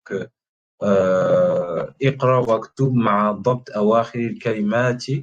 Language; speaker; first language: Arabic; non-native, fluent; French